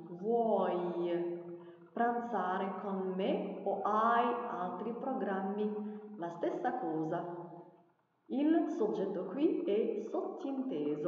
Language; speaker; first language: Italian; non-native, fluent; Arabic